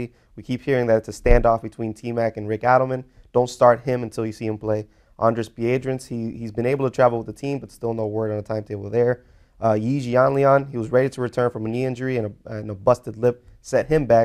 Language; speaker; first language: English; native; English